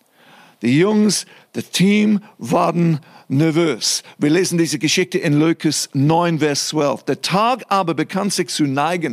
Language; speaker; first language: German; non-native, fluent; English